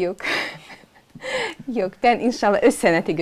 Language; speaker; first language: Turkish; non-native, learner; Azerbaijani